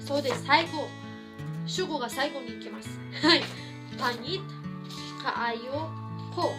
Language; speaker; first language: Japanese; non-native, fluent; Filipino